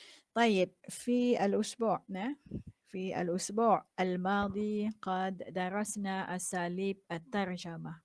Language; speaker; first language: Arabic; non-native, fluent; Malay